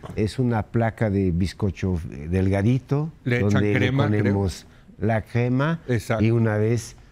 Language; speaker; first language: Spanish; non-native, fluent; French